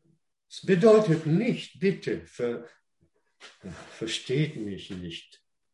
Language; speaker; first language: German; non-native, fluent; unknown